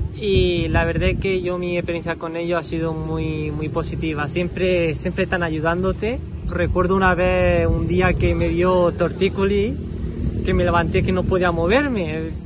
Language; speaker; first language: Spanish; native; Spanish